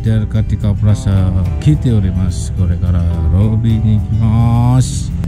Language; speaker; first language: Japanese; non-native, fluent; Indonesian